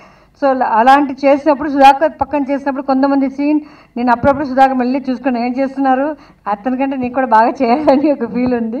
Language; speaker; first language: Telugu; non-native, fluent; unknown